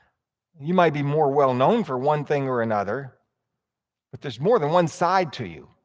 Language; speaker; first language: English; native; English